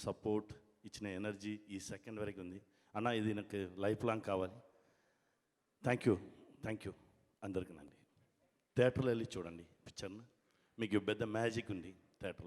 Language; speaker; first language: Telugu; non-native, fluent; Tamil